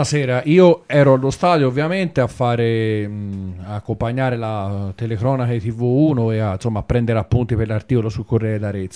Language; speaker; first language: Italian; native; Italian